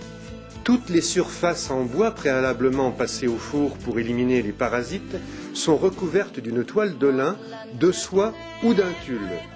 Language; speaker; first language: French; native; French